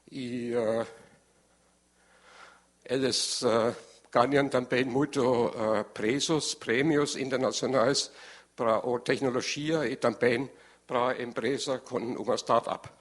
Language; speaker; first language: Portuguese; non-native, learner; German